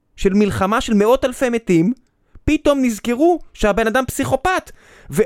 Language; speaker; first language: Hebrew; native; Hebrew